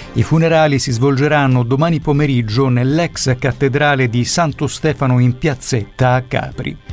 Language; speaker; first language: Italian; native; Italian